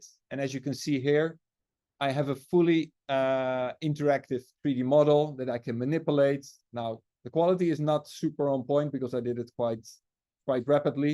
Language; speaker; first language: English; non-native, fluent; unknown